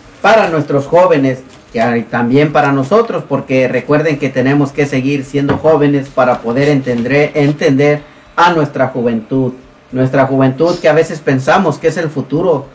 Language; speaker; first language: Spanish; native; Spanish